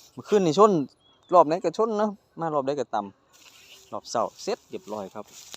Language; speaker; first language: Thai; native; Thai